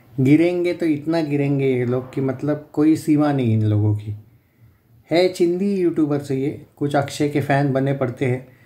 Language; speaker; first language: Hindi; non-native, local second language; Marathi